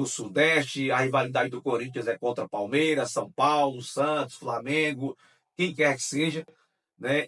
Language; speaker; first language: Portuguese; native; Portuguese